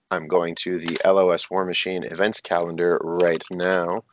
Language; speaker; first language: English; native; English